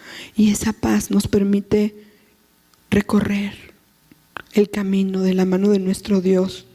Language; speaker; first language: Spanish; native; Spanish